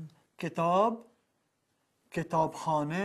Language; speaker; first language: Persian; non-native, learner; Arabic